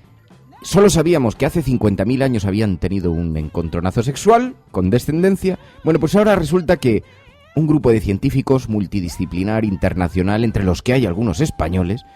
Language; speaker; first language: Spanish; native; Spanish